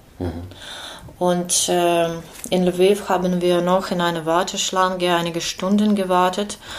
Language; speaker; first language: German; non-native, learner; Ukrainian